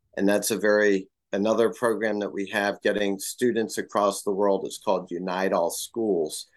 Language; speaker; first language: English; native; English